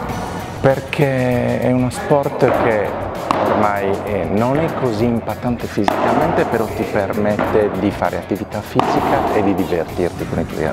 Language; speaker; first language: Italian; native; Italian